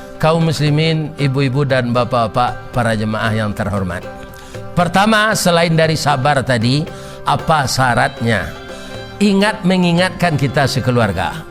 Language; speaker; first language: Malay; non-native, local second language; Minangkabau